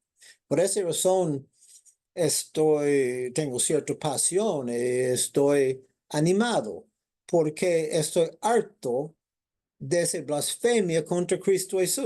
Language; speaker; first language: Spanish; non-native, fluent; English